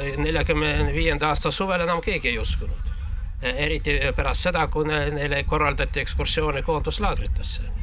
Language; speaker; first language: Estonian; non-native, local second language; Russian